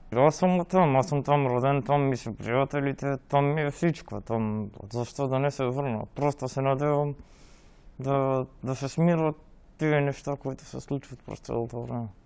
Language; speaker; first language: Bulgarian; early bilingual, heritage; Macedonian